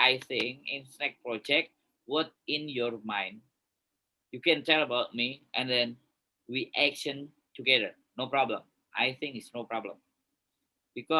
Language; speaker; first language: English; non-native, learner; Indonesian